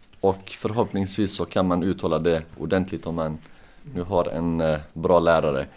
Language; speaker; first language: Swedish; non-native, local second language; Bosnian